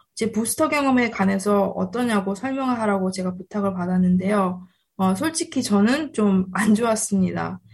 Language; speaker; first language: Korean; early bilingual, heritage; Korean